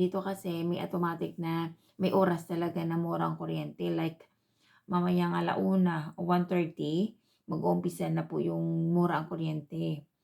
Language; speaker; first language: Filipino; native; Filipino